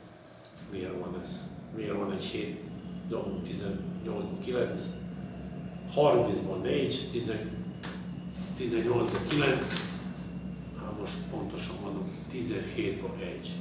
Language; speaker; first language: Hungarian; non-native, fluent; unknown